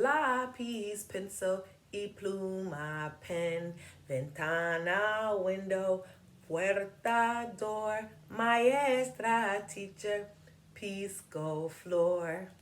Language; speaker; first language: Spanish; non-native, learner; English